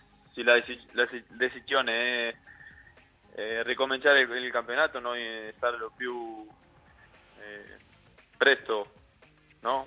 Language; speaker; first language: Italian; non-native, learner; Spanish